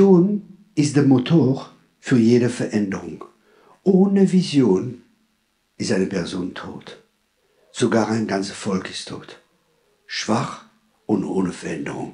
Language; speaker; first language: German; non-native, fluent; French